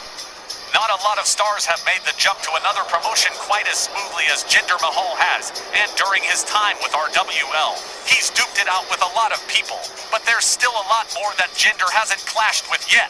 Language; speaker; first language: English; native; English